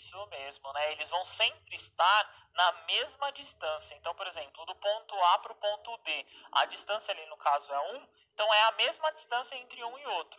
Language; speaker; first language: Portuguese; native; Portuguese